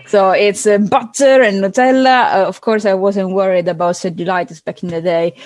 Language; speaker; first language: English; non-native, fluent; Italian